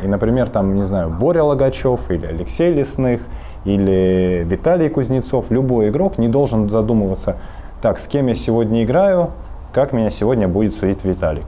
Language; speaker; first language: Russian; native; Russian